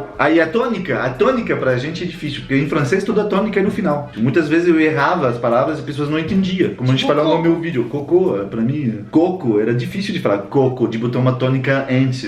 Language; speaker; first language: Portuguese; non-native, fluent; French